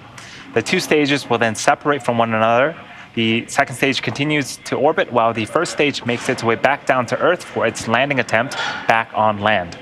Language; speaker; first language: English; native; English